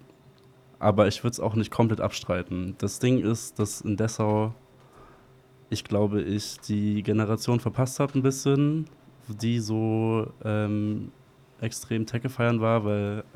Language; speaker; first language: German; native; German